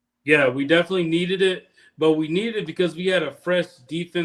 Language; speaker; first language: English; native; English